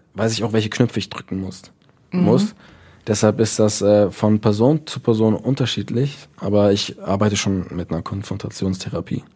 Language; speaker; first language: German; early bilingual, other home language; Dutch